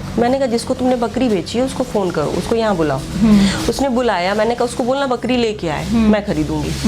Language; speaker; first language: Hindi; native; Hindi